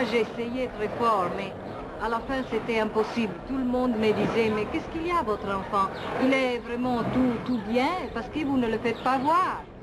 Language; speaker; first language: French; non-native, fluent; Italian